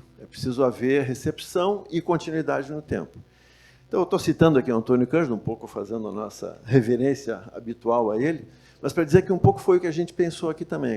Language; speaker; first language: Portuguese; native; Portuguese